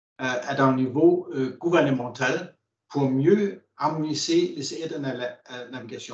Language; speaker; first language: French; non-native, fluent; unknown